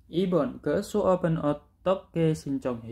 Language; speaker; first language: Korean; non-native, learner; Indonesian